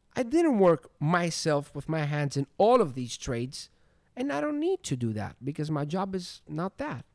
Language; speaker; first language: English; non-native, fluent; Greek